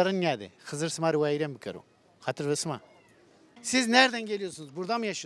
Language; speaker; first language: Turkish; native; Turkish